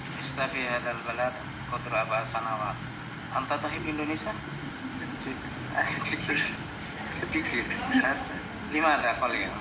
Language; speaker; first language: Arabic; non-native, fluent; Indonesian